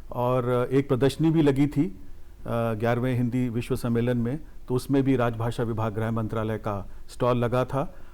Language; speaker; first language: Hindi; native; Hindi